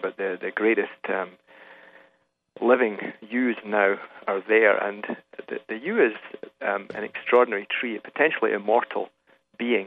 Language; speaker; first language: English; native; English